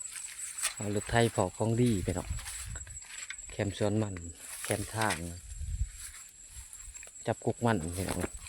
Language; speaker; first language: Thai; non-native, local second language; Northeastern Thai